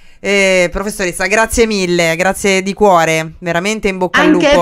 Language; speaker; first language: Italian; native; Italian